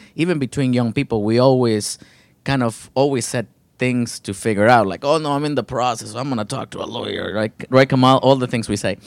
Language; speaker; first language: English; early bilingual, other home language; Spanish